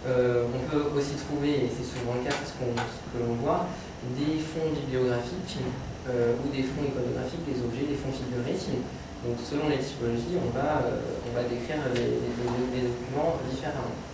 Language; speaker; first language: French; native; French